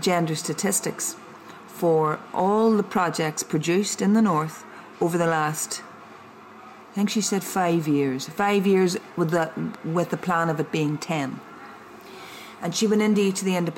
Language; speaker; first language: English; native; English